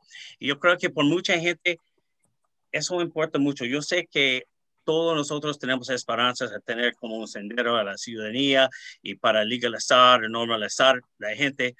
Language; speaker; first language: Spanish; early bilingual, heritage; Spanish